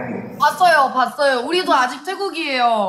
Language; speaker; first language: Korean; non-native, fluent; Thai